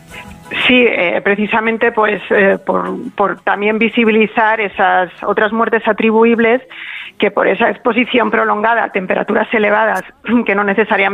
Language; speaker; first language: Spanish; native; Spanish